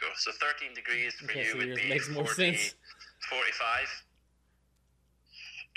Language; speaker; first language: English; native; English